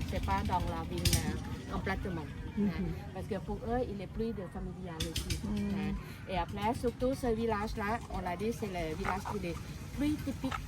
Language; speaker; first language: French; non-native, learner; Thai